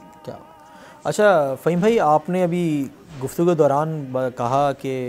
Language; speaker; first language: Urdu; native; Urdu